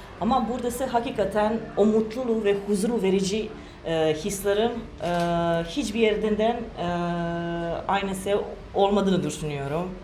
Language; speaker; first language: Turkish; non-native, fluent; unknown